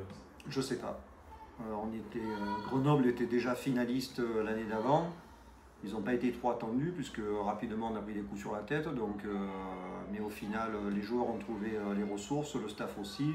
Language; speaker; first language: French; native; French